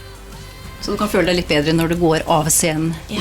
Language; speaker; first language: Norwegian; native; Norwegian